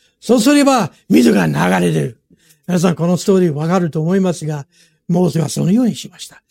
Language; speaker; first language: Japanese; non-native, fluent; English